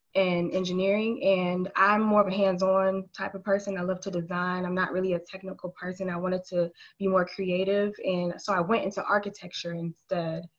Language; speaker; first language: English; native; English